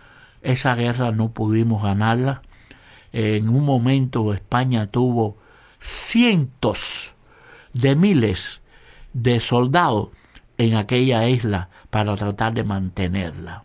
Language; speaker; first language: Spanish; native; Spanish